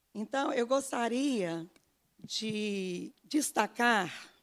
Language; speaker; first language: Portuguese; native; Portuguese